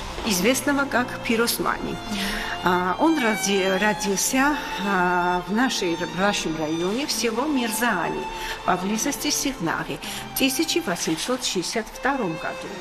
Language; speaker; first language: Russian; non-native, local second language; Georgian